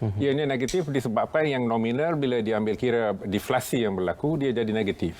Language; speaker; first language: Malay; non-native, local second language; Tamil